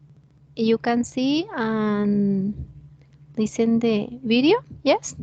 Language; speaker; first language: English; non-native, learner; Spanish